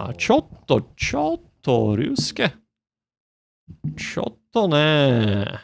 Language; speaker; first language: Japanese; non-native, learner; English